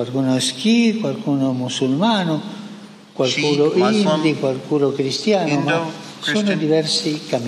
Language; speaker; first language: Italian; non-native, fluent; Spanish